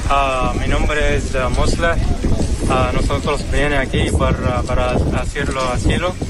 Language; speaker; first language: Spanish; non-native, learner; Arabic